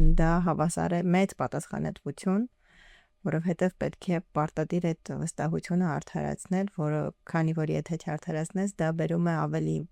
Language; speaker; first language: Armenian; early bilingual, heritage; Armenian